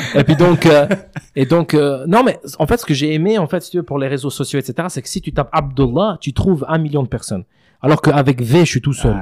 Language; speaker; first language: French; native; French